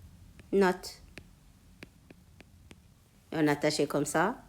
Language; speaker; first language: French; non-native, local second language; Arabic